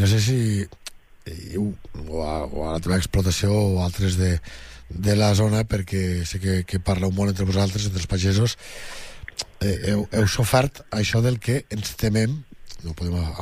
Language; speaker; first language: Catalan; native; Catalan